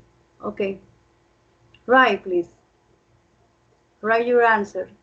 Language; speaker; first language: English; non-native, fluent; Spanish